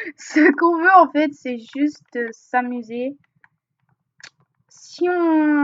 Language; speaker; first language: French; native; French